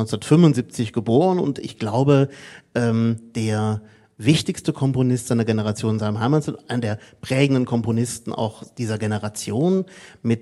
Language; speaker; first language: German; native; German